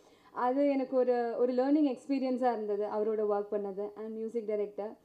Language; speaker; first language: Tamil; non-native, fluent; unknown